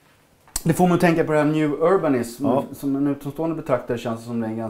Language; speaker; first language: Swedish; native; Swedish